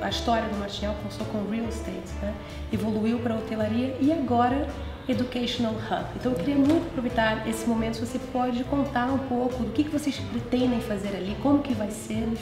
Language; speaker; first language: Portuguese; native; Portuguese